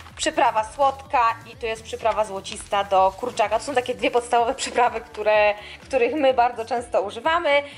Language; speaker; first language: Polish; native; Polish